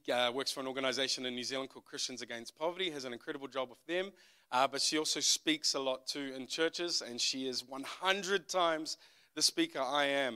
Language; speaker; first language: English; native; English